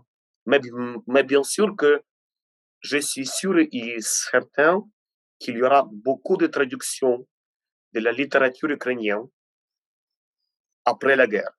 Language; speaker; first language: French; non-native, fluent; Ukrainian